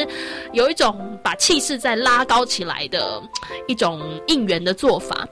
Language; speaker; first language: Chinese; native; Chinese